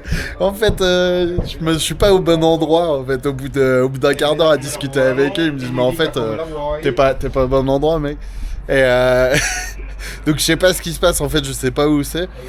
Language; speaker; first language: French; native; French